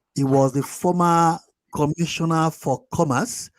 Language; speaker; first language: English; non-native, local second language; Yoruba